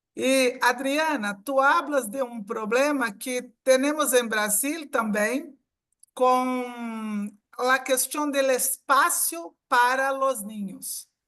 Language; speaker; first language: Portuguese; non-native, fluent; Spanish